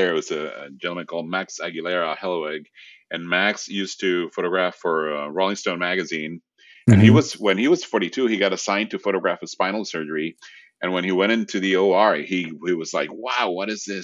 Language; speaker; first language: English; non-native, fluent; Spanish